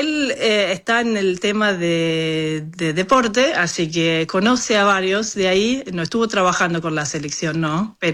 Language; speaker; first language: Spanish; non-native, fluent; Norwegian